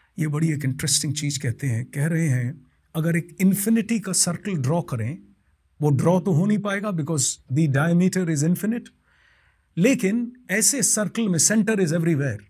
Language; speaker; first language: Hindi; non-native, local second language; Bangla